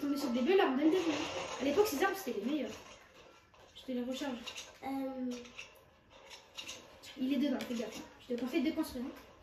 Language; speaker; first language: French; native; French